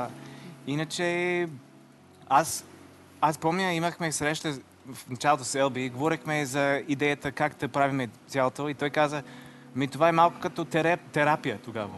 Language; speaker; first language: Bulgarian; non-native, learner; English